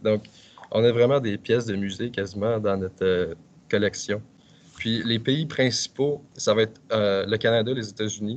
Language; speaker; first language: French; native; French